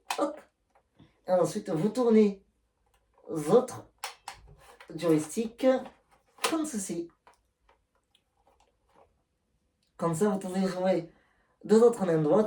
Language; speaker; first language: French; native; French